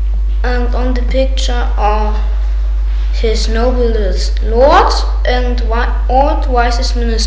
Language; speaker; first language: English; non-native, learner; German